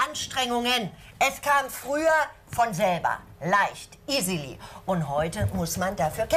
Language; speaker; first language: German; native; German